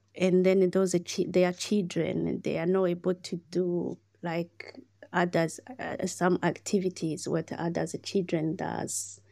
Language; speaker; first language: English; non-native, learner; Rundi